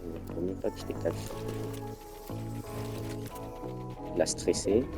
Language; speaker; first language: French; native; French